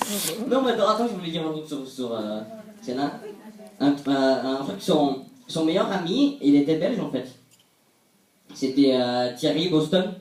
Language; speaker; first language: French; non-native, fluent; Portuguese